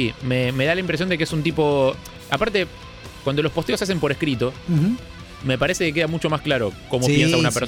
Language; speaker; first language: Spanish; native; Spanish